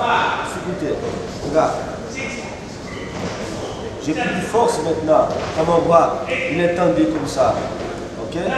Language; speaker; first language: French; non-native, learner; Portuguese